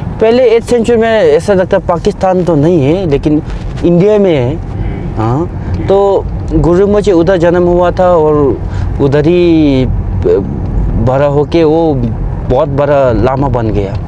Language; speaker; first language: Hindi; non-native, fluent; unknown